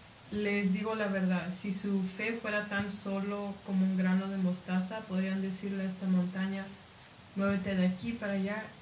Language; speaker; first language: Spanish; early bilingual, heritage; Spanish